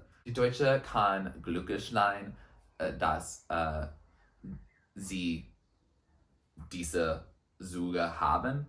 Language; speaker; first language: German; non-native, learner; English